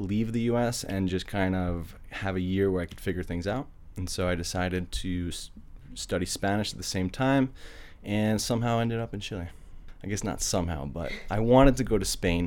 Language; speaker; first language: English; native; English